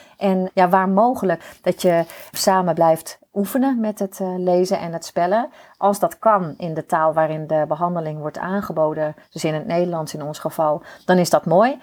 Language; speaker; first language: Dutch; native; Dutch